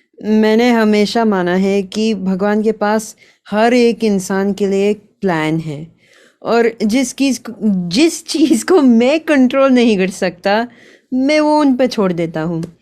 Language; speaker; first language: Hindi; early bilingual, heritage; Hindi